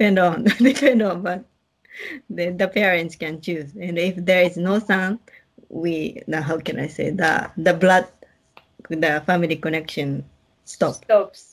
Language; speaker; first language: English; non-native, learner; Japanese